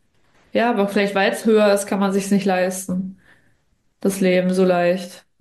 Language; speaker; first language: German; native; German